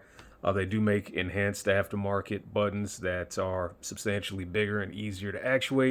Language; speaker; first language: English; native; English